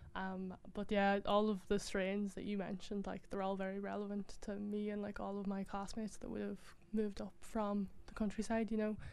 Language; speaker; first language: English; native; English